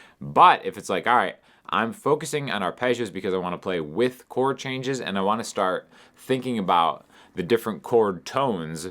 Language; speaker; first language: English; native; English